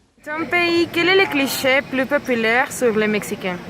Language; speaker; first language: French; non-native, learner; Spanish